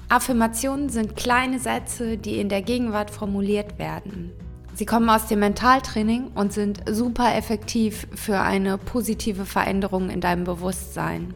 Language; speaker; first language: German; native; German